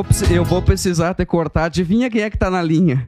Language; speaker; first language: Portuguese; native; Portuguese